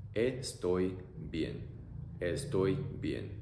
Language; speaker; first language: Spanish; non-native, fluent; English